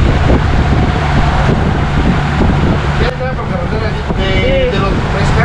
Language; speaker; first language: Spanish; native; Spanish